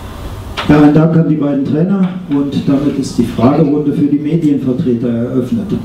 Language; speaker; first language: German; native; German